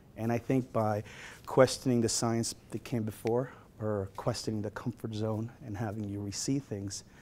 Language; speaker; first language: English; native; English